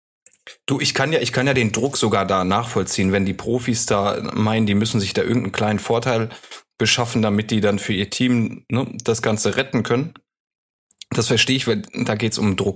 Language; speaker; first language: German; native; German